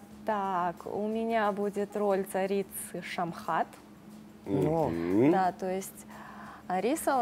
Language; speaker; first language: Russian; native; Russian